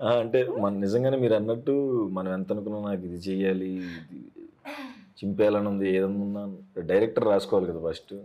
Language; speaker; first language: Telugu; native; Telugu